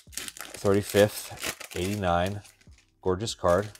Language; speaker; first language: English; native; English